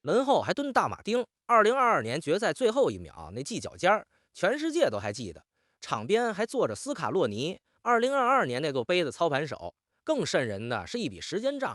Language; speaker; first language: Chinese; native; Chinese